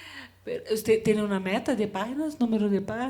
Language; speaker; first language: Spanish; non-native, learner; Portuguese